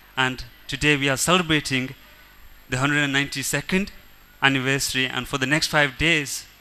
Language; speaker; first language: English; early bilingual, other home language; Gujarati